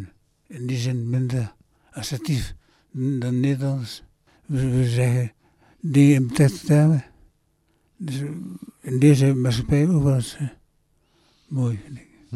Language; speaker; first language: Dutch; early bilingual, other home language; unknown